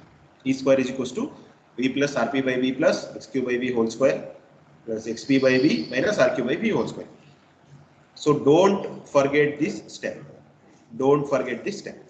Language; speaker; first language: English; non-native, local second language; Kannada